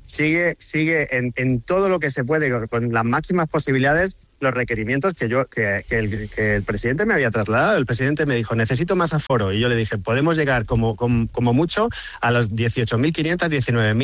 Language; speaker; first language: Spanish; native; Spanish